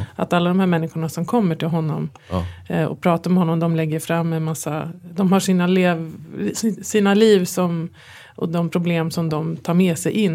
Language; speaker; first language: Swedish; native; Swedish